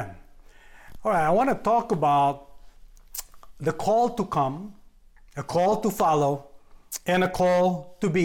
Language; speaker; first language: English; non-native, local second language; Filipino